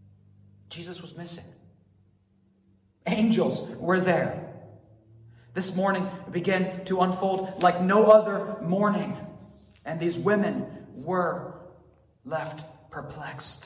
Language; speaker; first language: English; native; English